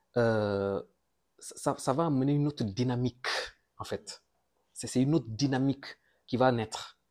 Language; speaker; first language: French; non-native, local second language; Wolof